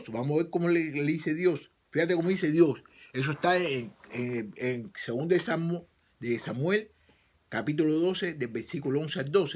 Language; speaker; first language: Spanish; native; Spanish